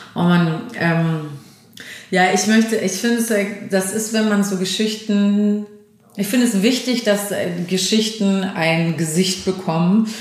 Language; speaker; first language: German; native; German